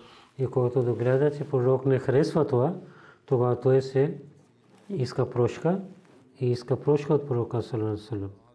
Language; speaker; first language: Bulgarian; non-native, learner; Urdu